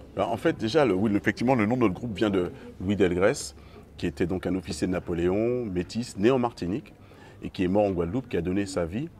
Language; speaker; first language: French; native; French